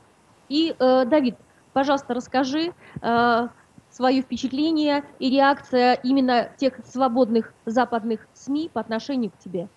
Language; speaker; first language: Russian; native; Russian